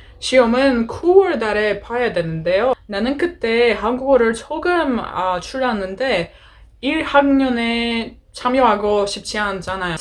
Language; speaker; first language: Korean; non-native, learner; Greek